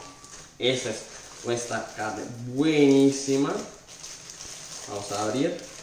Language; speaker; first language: Spanish; non-native, fluent; Italian